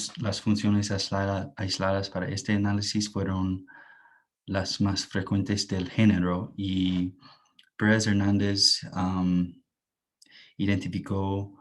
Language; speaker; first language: Spanish; non-native, fluent; English